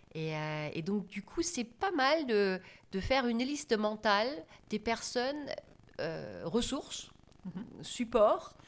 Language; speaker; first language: French; non-native, fluent; German